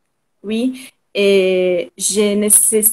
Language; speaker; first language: French; non-native, learner; Portuguese